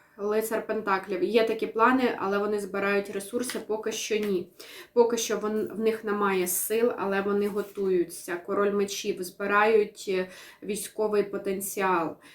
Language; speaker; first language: Ukrainian; non-native, local second language; Russian